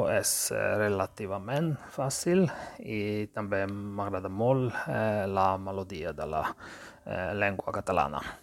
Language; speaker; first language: Catalan; non-native, fluent; Georgian